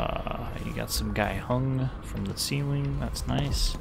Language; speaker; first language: English; native; English